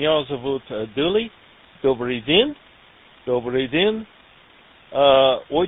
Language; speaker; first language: Russian; non-native, learner; English